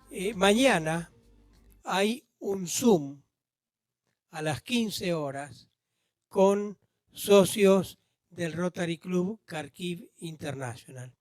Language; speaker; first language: Spanish; native; Spanish